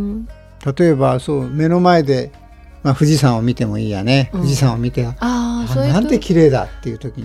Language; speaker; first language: Japanese; native; Japanese